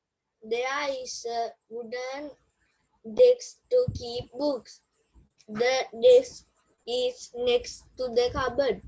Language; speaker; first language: English; non-native, learner; Sinhala